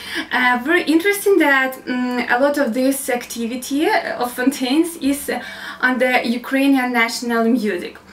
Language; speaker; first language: English; non-native, learner; Ukrainian